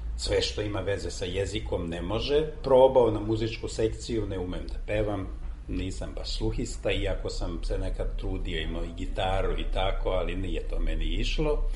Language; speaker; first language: Serbian; non-native, local second language; Hungarian